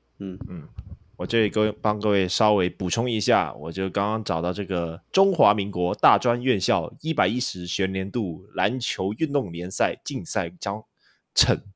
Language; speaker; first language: Chinese; non-native, local second language; Cantonese